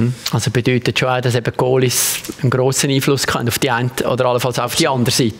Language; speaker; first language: German; native; German